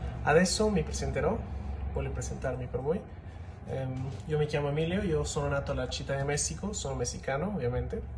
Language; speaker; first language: Italian; non-native, learner; Spanish